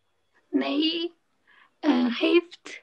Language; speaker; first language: Dutch; non-native, learner; Turkish